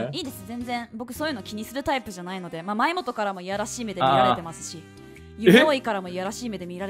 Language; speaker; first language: Japanese; native; Japanese